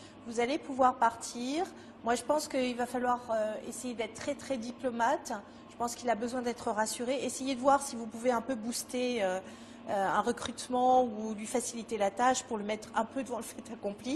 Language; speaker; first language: French; native; French